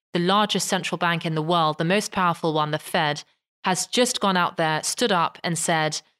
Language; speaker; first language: English; native; English